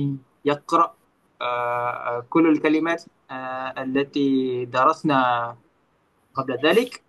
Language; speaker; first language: Arabic; non-native, learner; Malay